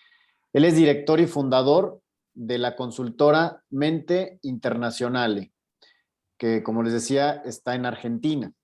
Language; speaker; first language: Spanish; native; Spanish